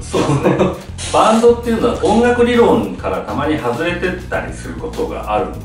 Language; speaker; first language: Japanese; native; Japanese